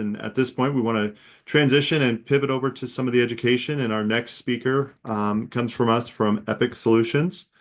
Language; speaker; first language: English; native; English